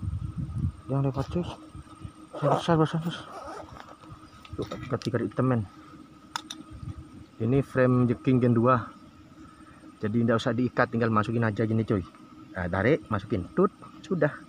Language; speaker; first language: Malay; non-native, local second language; Javanese